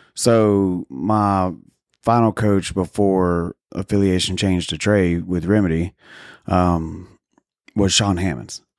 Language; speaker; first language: English; native; English